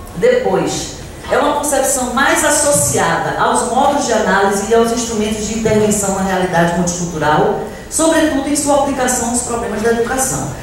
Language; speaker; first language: Portuguese; native; Portuguese